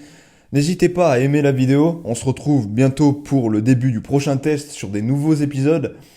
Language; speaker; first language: French; native; French